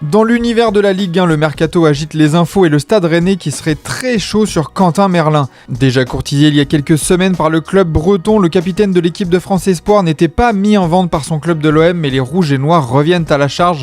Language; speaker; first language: French; native; French